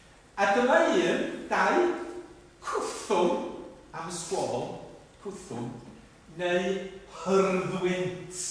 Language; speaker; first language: Welsh; native; Welsh